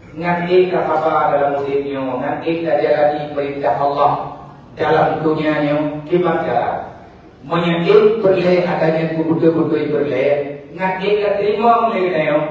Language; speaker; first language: Malay; non-native, local second language; Achinese